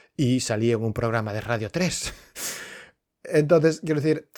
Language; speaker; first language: Spanish; non-native, local second language; Galician